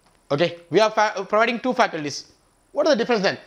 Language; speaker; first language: English; non-native, local second language; Telugu